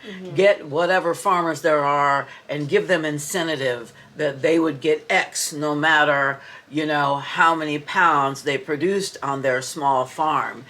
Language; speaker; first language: English; native; English